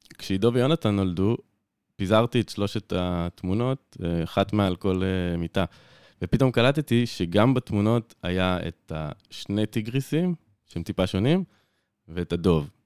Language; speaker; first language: Hebrew; native; Hebrew